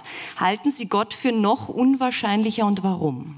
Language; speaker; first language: German; native; German